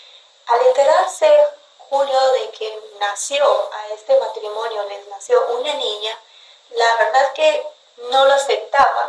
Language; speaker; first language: Spanish; native; Spanish